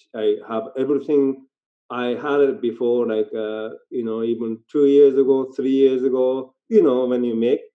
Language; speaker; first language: English; non-native, learner; Japanese